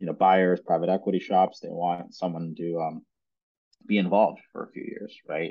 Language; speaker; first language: English; native; English